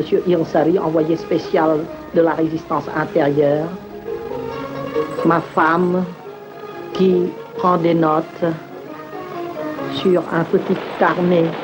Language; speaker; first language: French; non-native, local second language; Khmer